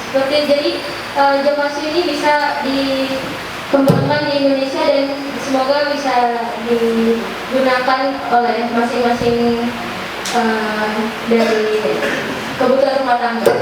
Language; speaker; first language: Indonesian; native; Indonesian